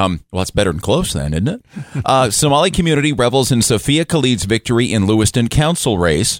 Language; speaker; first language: English; native; English